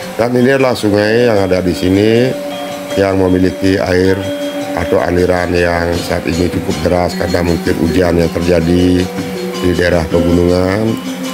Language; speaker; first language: Indonesian; non-native, local second language; Balinese